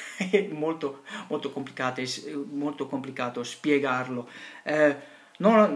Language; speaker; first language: Italian; non-native, learner; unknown